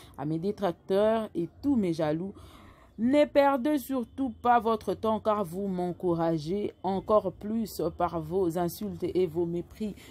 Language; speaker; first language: French; non-native, local second language; Lingala